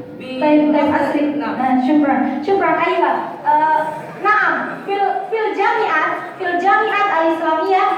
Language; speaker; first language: Arabic; non-native, learner; Indonesian